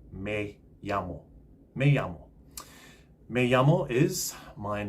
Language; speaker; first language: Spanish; non-native, fluent; English